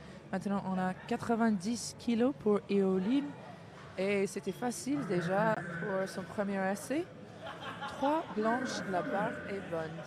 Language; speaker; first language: French; non-native, learner; English